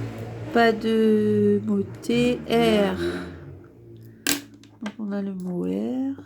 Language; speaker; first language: French; native; French